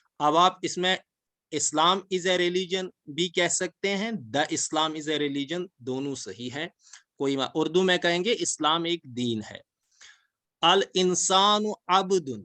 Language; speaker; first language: Urdu; non-native, local second language; Kashmiri